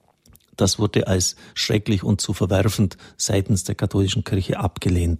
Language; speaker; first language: German; native; German